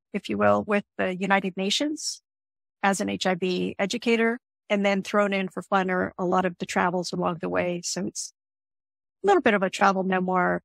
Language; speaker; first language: English; native; English